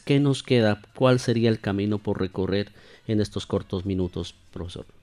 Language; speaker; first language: Spanish; native; Spanish